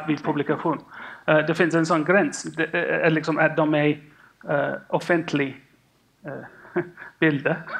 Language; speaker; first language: Swedish; non-native, fluent; English